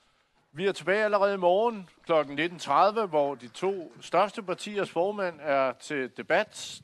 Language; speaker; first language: Danish; native; Danish